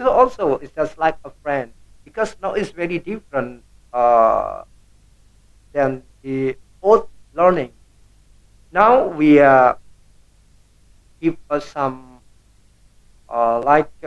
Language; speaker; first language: English; non-native, learner; Indonesian